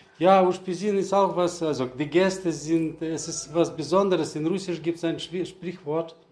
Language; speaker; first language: German; early bilingual, heritage; German